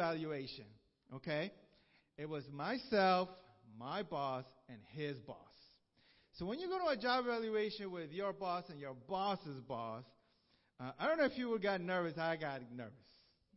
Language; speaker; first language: English; early bilingual, other home language; Spanish